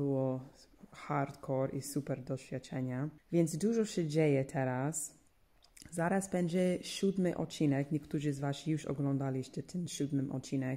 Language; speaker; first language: Polish; non-native, fluent; English